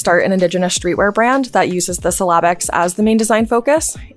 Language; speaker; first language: English; native; English